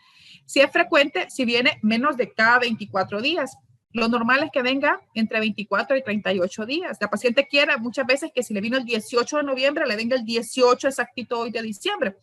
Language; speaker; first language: Spanish; native; Spanish